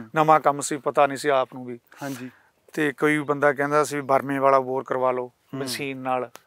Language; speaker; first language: Punjabi; native; Punjabi